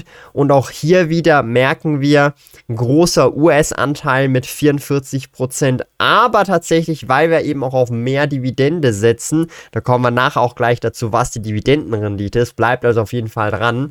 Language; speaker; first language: German; native; German